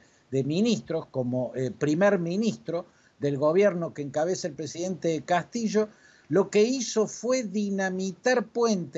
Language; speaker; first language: Spanish; native; Spanish